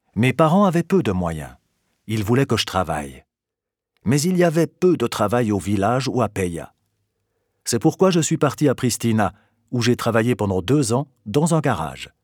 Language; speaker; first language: French; non-native, fluent; Albanian